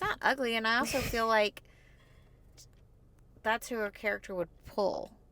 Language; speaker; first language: English; native; English